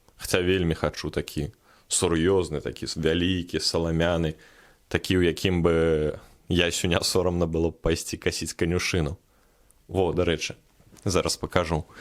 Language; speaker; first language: Belarusian; non-native, local second language; Russian